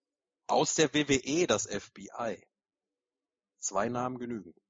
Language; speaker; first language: German; native; German